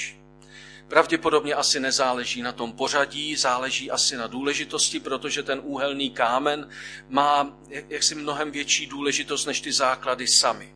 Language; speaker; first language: Czech; native; Czech